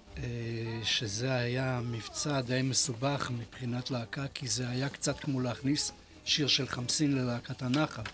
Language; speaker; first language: Hebrew; non-native, fluent; Polish